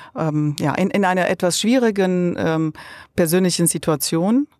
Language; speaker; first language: German; non-native, fluent; Romanian